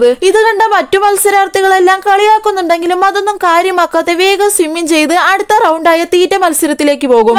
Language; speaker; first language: Malayalam; native; Malayalam